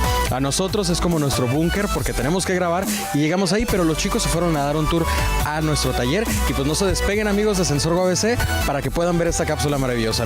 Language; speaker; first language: Spanish; native; Spanish